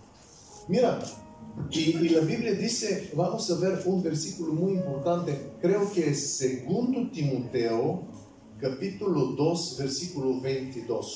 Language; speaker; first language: Spanish; non-native, fluent; Bulgarian